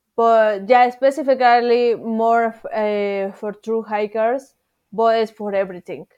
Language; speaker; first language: English; non-native, learner; Spanish